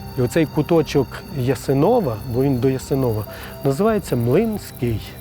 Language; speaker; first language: Ukrainian; native; Ukrainian